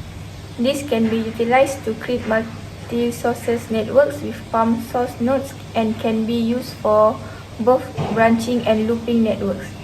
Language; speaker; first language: English; non-native, local second language; Malay